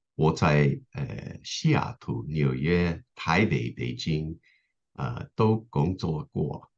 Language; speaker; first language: Chinese; non-native, fluent; English